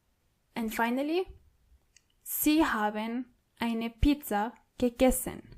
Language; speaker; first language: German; non-native, fluent; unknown